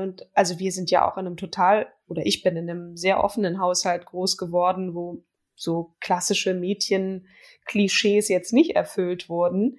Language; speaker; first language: German; native; German